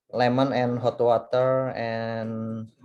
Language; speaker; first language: English; non-native, learner; Indonesian